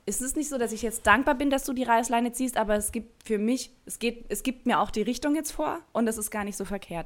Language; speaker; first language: German; native; German